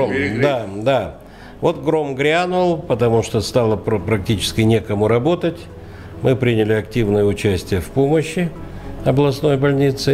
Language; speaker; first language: Russian; native; Russian